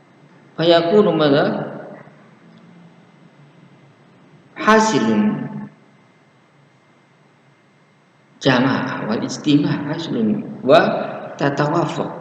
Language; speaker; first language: Arabic; non-native, fluent; Indonesian